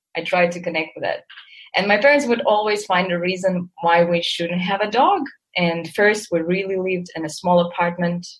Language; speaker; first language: English; non-native, fluent; Russian